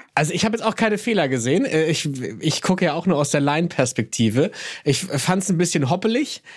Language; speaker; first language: German; native; German